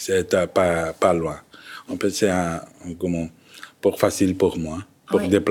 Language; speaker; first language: French; non-native, learner; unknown